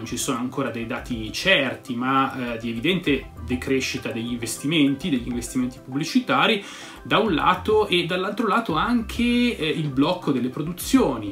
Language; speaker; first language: Italian; native; Italian